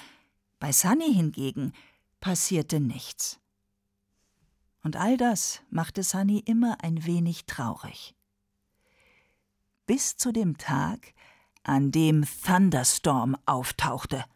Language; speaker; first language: German; native; German